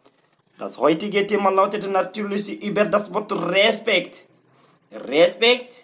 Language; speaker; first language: German; non-native, learner; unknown